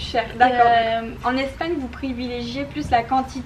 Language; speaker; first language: French; native; French